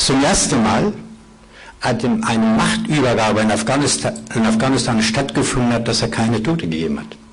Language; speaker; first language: German; non-native, fluent; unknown